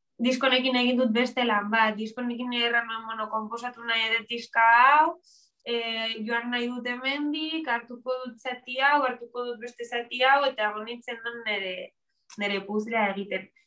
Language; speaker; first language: Basque; non-native, local second language; Spanish